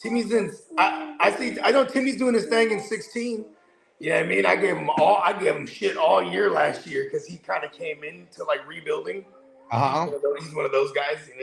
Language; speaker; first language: English; native; English